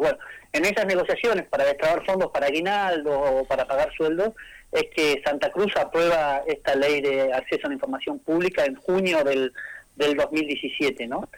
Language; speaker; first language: Spanish; native; Spanish